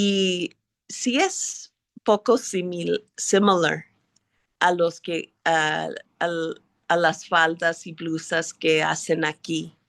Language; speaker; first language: Spanish; early bilingual, heritage; English